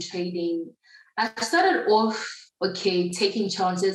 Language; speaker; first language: English; non-native, local second language; Zulu